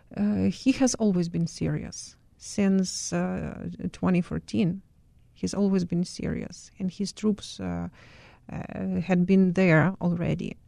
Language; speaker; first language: English; non-native, fluent; Ukrainian